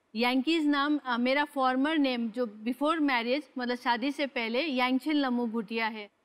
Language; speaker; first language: Hindi; non-native, local second language; Nepali